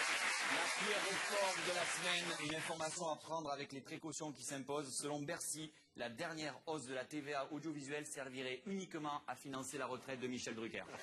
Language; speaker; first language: French; native; French